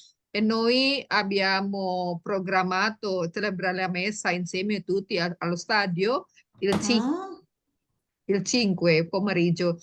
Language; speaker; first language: Italian; non-native, learner; Indonesian